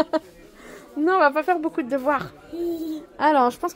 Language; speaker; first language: French; native; French